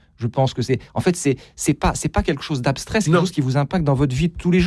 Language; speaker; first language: French; native; French